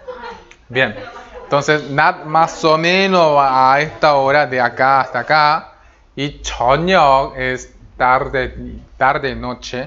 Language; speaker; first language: Spanish; non-native, fluent; Korean